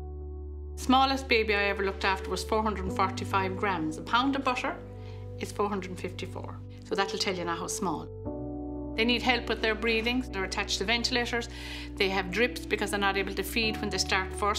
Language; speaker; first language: English; native; English